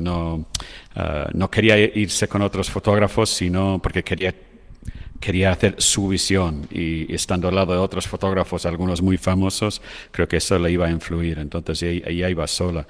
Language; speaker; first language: Spanish; non-native, fluent; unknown